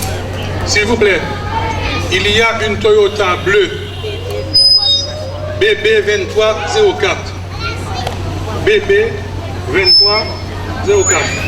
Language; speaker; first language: French; non-native, local second language; Haitian Creole